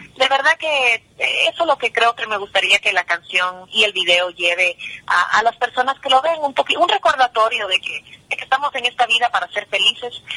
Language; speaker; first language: Spanish; early bilingual, heritage; Spanish